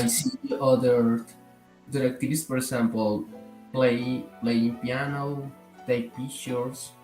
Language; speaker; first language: English; non-native, learner; Spanish